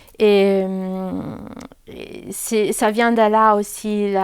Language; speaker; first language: French; non-native, fluent; Italian